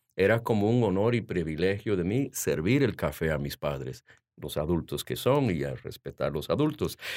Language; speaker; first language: Spanish; early bilingual, heritage; Spanish